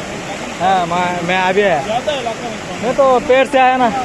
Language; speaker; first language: Hindi; non-native, fluent; Bangla